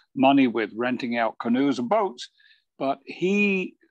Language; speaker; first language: English; native; English